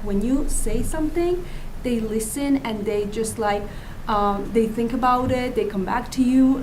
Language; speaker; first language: English; non-native, fluent; Azerbaijani